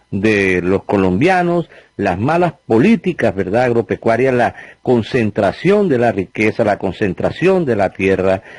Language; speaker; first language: Spanish; native; Spanish